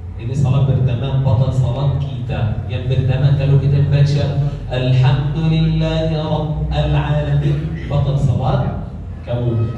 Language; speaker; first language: Malay; non-native, learner; Arabic